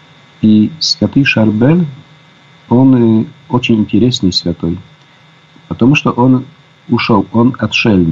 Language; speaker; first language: Russian; non-native, fluent; Polish